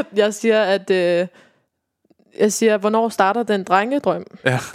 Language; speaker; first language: Danish; native; Danish